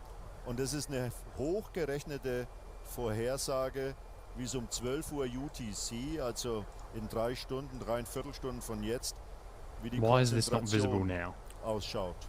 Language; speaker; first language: German; native; German